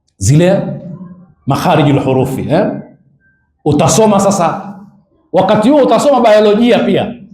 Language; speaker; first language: Swahili; native; Swahili